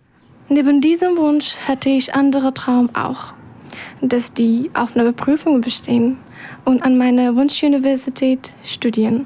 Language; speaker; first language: German; non-native, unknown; Persian